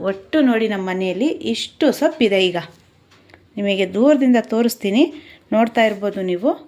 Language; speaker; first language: Kannada; non-native, local second language; Urdu